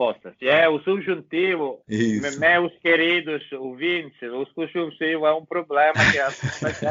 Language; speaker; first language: Portuguese; non-native, learner; Italian